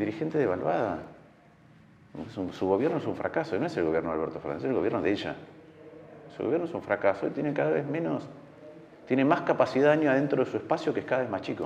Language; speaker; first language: Spanish; native; Spanish